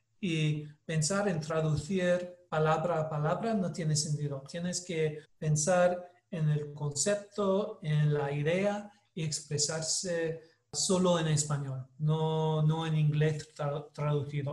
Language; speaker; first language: Spanish; non-native, learner; English